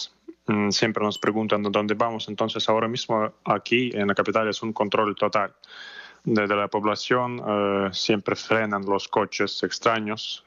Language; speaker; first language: Spanish; non-native, fluent; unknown